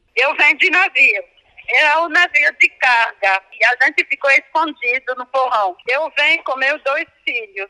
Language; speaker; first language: Portuguese; non-native, fluent; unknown